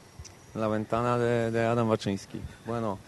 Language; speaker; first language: Spanish; non-native, fluent; Polish